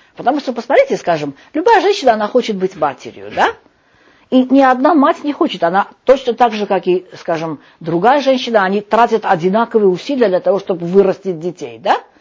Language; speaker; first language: Russian; non-native, local second language; Armenian